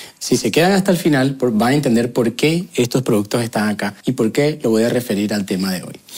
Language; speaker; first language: Spanish; native; Spanish